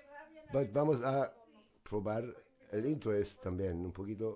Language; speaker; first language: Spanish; non-native, learner; German